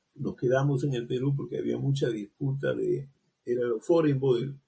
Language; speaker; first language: Spanish; native; Spanish